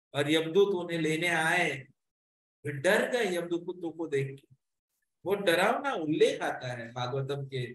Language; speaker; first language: Hindi; non-native, local second language; Marathi